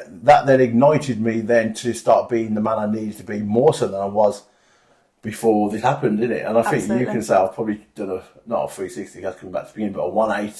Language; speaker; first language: English; native; English